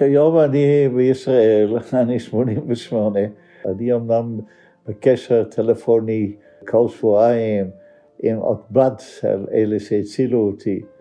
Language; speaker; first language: Hebrew; non-native, fluent; Dutch